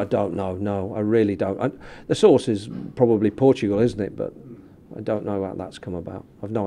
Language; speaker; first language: English; native; English